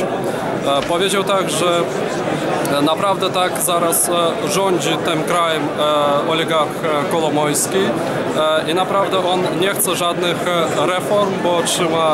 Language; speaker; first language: Polish; non-native, fluent; Ukrainian